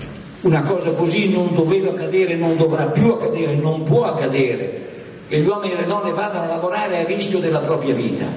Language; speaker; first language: Italian; native; Italian